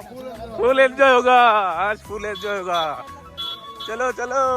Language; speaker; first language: Hindi; non-native, local second language; Assamese